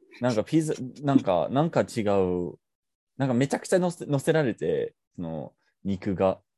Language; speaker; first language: Japanese; non-native, fluent; English